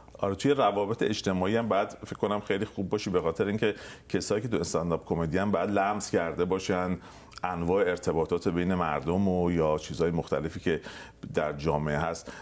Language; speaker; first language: Persian; native; Persian